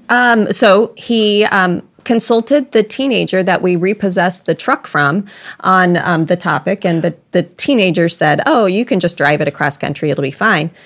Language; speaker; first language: English; native; English